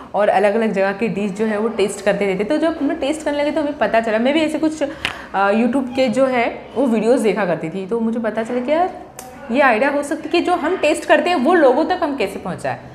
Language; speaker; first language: Hindi; non-native, local second language; Marathi